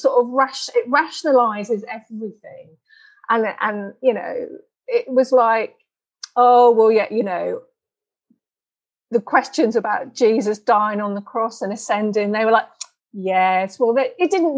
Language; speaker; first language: English; native; English